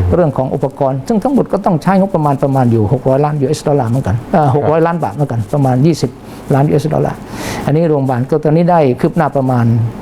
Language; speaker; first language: Thai; non-native, local second language; Malay